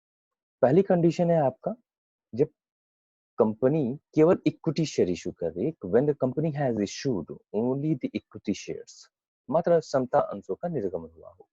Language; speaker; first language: Hindi; native; Hindi